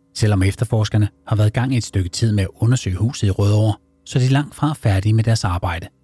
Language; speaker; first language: Danish; native; Danish